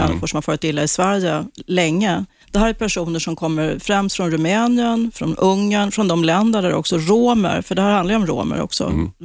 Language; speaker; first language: Swedish; native; Swedish